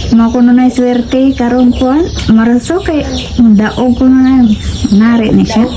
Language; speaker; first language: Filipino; non-native, local second language; Cebuano